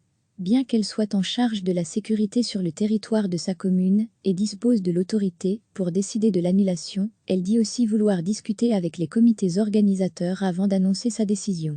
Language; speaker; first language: French; native; French